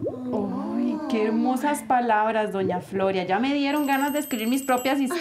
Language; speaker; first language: Spanish; native; Spanish